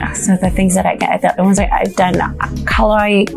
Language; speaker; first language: English; non-native, fluent; Spanish